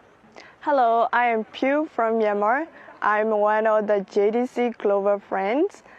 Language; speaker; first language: English; non-native, fluent; Burmese